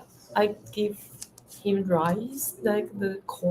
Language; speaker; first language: English; non-native, learner; Chinese